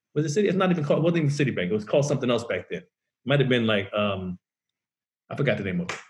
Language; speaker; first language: English; native; English